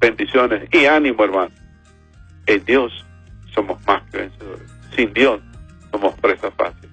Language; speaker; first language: Spanish; native; Spanish